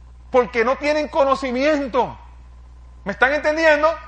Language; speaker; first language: Spanish; native; Spanish